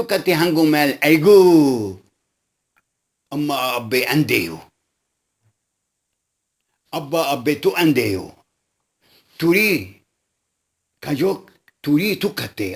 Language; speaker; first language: Korean; non-native, local second language; Arabic